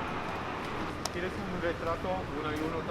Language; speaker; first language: Spanish; non-native, fluent; English